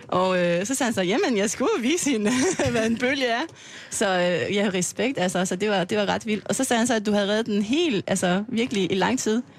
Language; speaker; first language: Danish; non-native, fluent; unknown